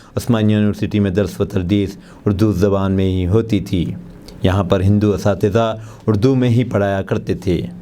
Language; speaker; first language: Urdu; native; Urdu